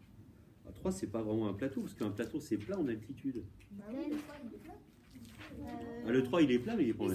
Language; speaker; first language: French; native; French